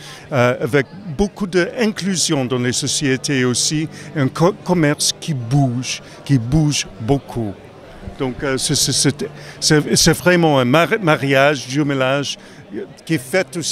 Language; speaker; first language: French; non-native, fluent; English